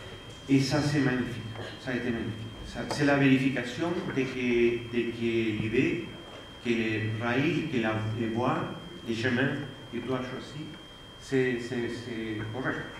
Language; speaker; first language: French; non-native, fluent; Spanish